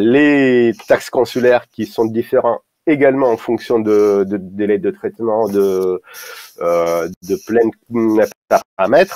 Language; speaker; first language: French; non-native, fluent; Russian